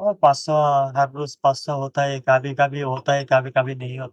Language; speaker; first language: Hindi; non-native, learner; Bangla